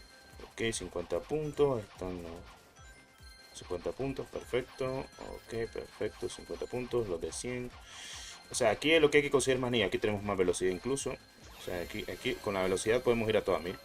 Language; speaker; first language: Spanish; native; Spanish